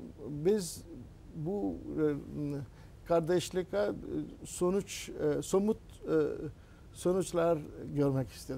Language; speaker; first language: Turkish; non-native, learner; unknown